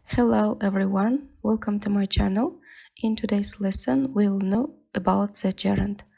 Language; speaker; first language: English; non-native, fluent; Kazakh